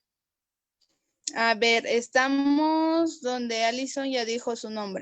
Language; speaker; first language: Spanish; non-native, local second language; Kaqchikel